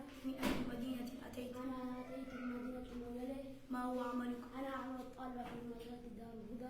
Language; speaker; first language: Arabic; non-native, learner; Oromo